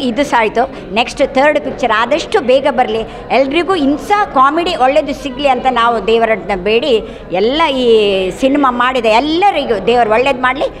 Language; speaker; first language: Kannada; non-native, local second language; Konkani